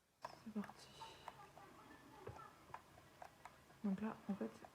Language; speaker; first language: French; native; French